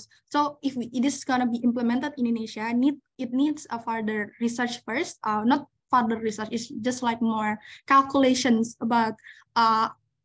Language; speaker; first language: English; non-native, fluent; Indonesian